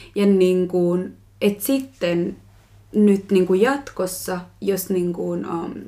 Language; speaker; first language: Finnish; early bilingual, other home language; Kinyarwanda